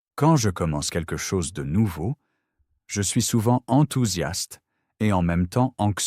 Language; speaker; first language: French; native; French